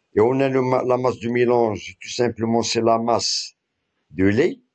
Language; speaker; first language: French; non-native, local second language; Arabic